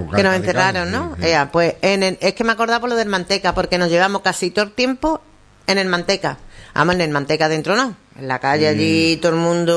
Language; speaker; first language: Spanish; native; Spanish